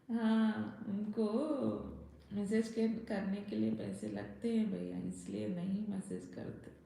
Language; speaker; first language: Hindi; non-native, local second language; Telugu